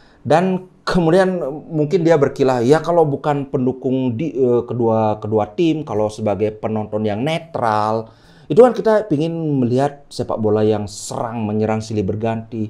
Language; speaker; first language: Indonesian; native; Indonesian